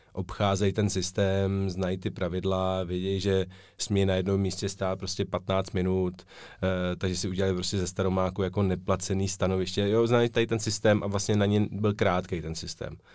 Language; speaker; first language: Czech; native; Czech